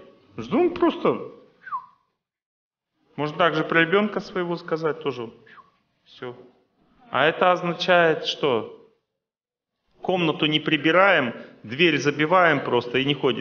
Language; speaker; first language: Russian; native; Russian